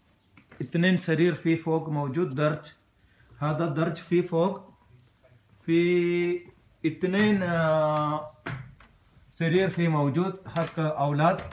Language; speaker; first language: Arabic; non-native, learner; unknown